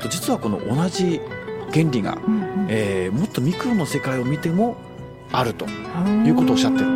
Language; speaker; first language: Japanese; native; Japanese